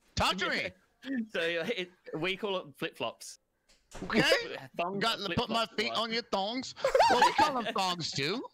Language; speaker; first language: English; native; English